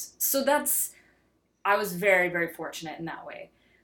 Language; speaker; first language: English; native; English